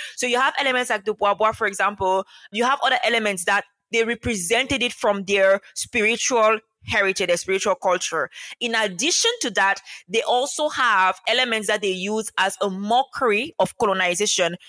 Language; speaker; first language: English; non-native, local second language; French